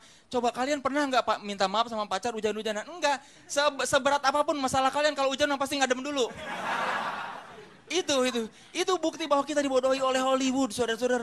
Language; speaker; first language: Indonesian; native; Indonesian